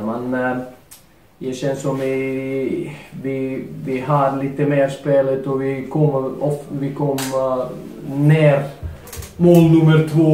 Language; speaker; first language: Swedish; non-native, fluent; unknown